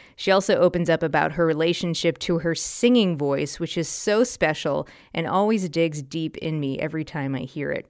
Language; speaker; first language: English; native; English